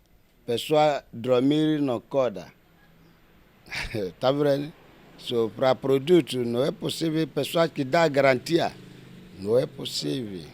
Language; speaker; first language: Portuguese; non-native, learner; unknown